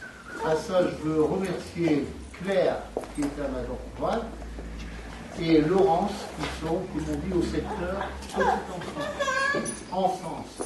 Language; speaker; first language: French; native; French